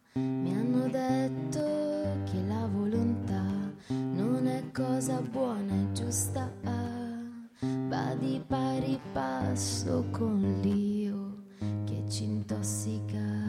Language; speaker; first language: Italian; native; Italian